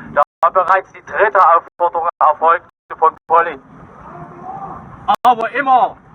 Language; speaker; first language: German; native; German